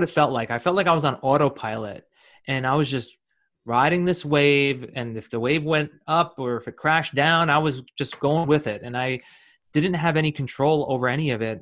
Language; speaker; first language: English; native; English